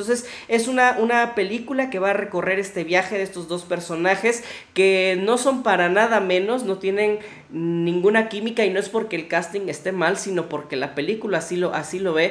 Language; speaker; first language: Spanish; native; Spanish